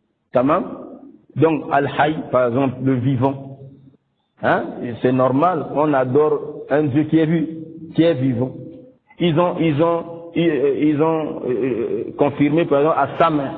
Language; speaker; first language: French; non-native, local second language; Lingala